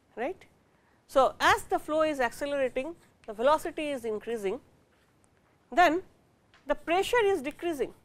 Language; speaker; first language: English; non-native, local second language; Bangla